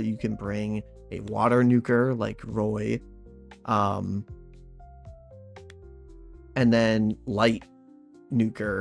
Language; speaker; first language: English; native; English